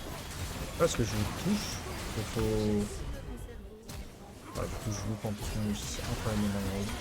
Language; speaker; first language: French; native; French